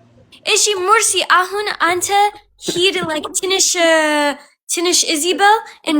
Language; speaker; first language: English; non-native, learner; Amharic